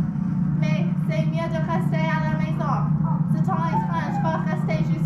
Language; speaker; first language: French; non-native, learner; English